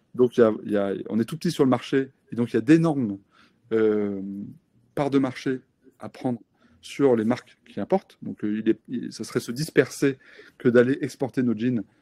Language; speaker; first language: French; native; French